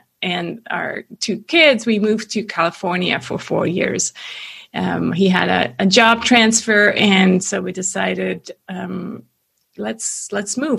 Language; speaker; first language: English; non-native, fluent; Swiss German